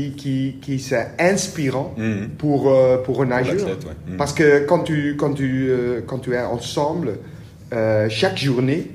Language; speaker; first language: French; non-native, learner; Dutch